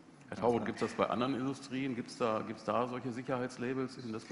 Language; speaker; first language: German; native; German